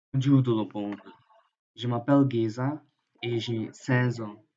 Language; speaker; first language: French; non-native, local second language; Dutch